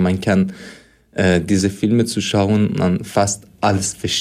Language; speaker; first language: German; non-native, fluent; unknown